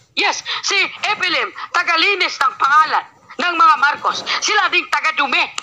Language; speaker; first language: Filipino; non-native, local second language; Cebuano